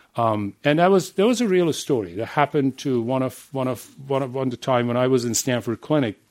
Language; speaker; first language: English; non-native, fluent; Persian